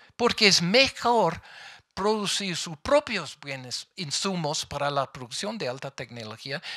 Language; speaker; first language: Spanish; non-native, fluent; English